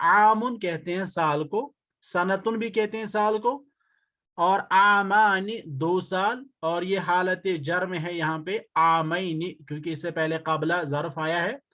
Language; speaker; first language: Urdu; native; Urdu